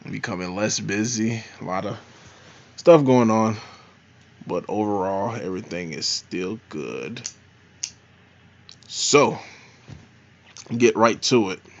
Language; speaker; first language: English; native; English